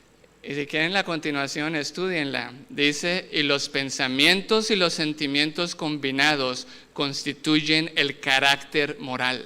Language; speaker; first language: Spanish; native; Spanish